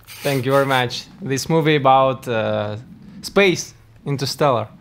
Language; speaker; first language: English; non-native, learner; Russian